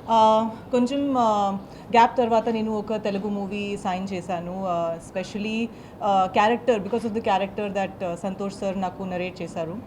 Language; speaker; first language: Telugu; non-native, learner; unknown